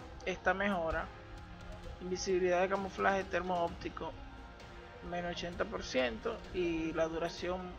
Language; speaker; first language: Spanish; native; Spanish